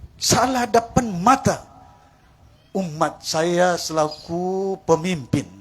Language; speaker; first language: Malay; non-native, local second language; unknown